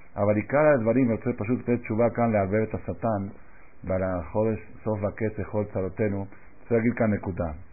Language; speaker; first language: Hebrew; non-native, fluent; Spanish